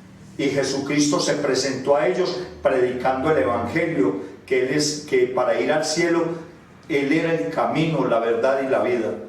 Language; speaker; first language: Spanish; native; Spanish